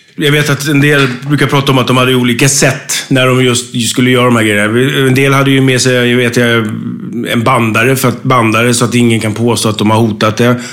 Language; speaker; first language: Swedish; native; Swedish